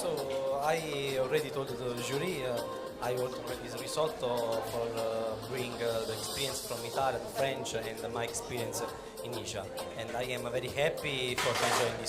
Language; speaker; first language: English; non-native, learner; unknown